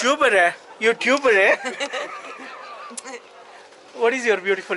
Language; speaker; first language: English; non-native, local second language; Telugu